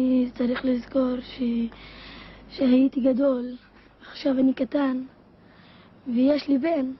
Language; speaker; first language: Hebrew; non-native, local second language; Arabic